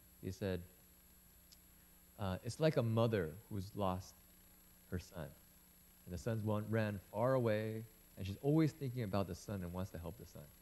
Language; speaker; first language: English; early bilingual, other home language; Chinese